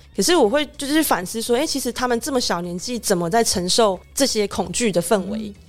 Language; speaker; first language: Chinese; native; Chinese